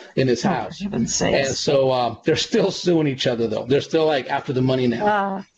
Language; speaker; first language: English; native; English